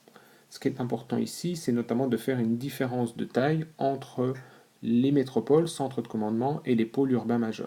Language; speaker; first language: French; native; French